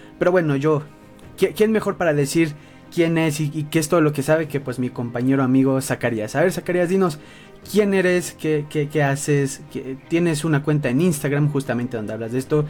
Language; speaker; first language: Spanish; native; Spanish